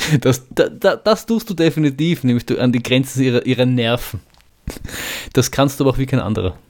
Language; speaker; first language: German; native; German